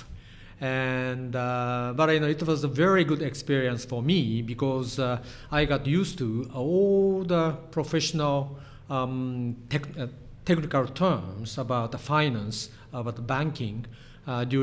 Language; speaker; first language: English; non-native, fluent; Japanese